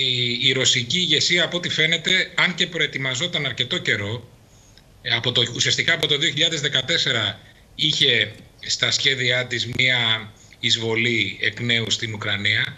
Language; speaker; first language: Greek; native; Greek